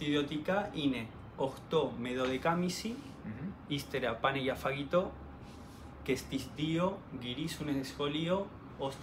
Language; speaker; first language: Greek; early bilingual, heritage; Spanish